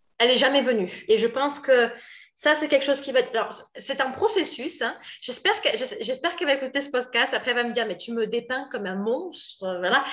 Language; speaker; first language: French; native; French